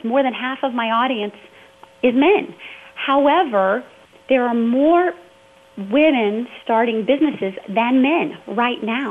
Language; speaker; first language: English; native; English